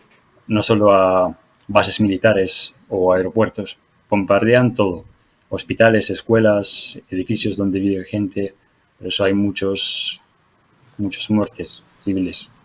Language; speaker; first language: Spanish; non-native, fluent; Ukrainian